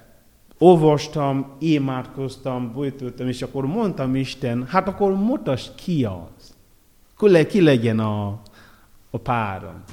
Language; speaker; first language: Hungarian; non-native, learner; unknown